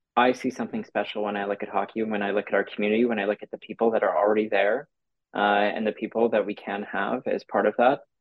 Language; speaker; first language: English; native; English